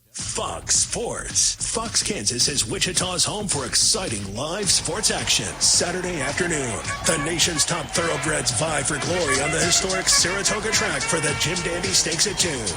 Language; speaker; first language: English; native; English